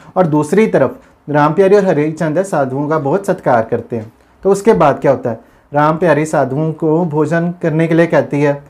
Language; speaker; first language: Hindi; non-native, local second language; Punjabi